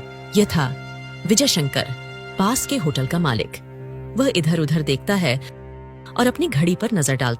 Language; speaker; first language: Hindi; native; Hindi